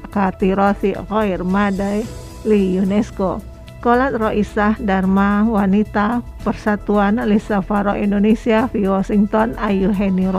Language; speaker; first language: Arabic; non-native, fluent; Indonesian